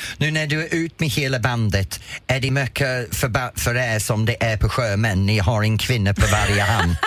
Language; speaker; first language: Swedish; non-native, fluent; English